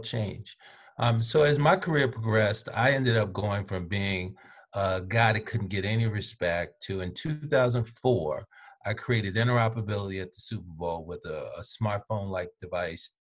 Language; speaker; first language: English; native; English